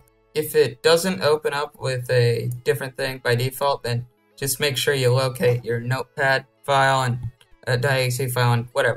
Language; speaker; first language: English; native; English